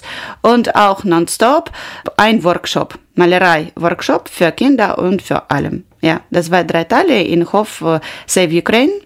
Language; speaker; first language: German; non-native, learner; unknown